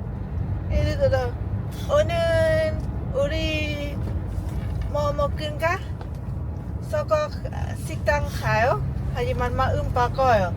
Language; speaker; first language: Korean; non-native, learner; Lao